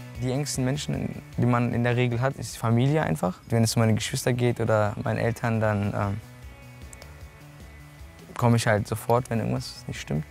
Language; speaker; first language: German; native; German